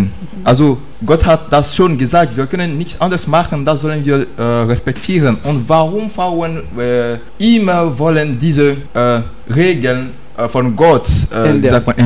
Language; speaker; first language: German; non-native, learner; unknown